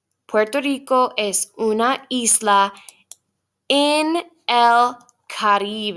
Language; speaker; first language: Spanish; non-native, fluent; English